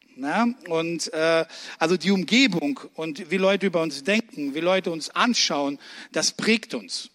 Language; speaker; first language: German; early bilingual, other home language; Russian